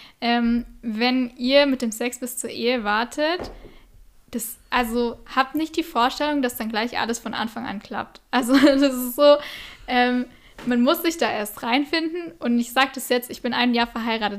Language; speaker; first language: German; native; German